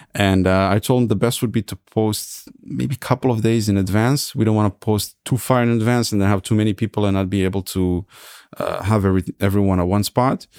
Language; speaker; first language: English; non-native, fluent; Serbian